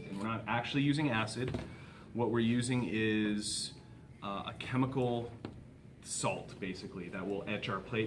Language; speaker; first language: English; native; English